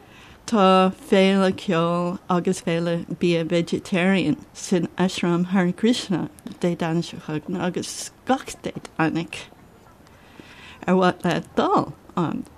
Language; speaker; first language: Irish; non-native, learner; English